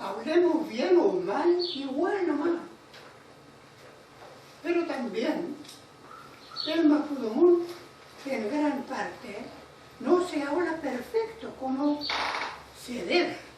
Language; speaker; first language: Spanish; non-native, local second language; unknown